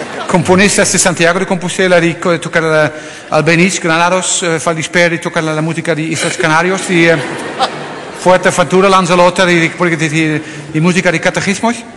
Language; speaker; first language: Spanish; non-native, learner; French